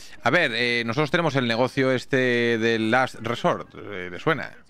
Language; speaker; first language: Spanish; native; Spanish